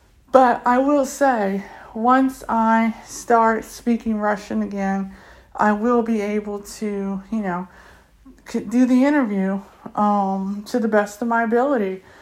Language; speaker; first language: English; native; English